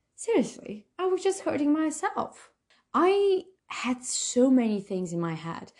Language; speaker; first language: English; non-native, fluent; Slovenian